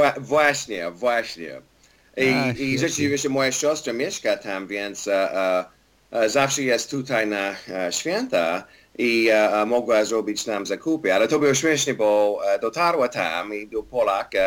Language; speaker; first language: Polish; non-native, learner; English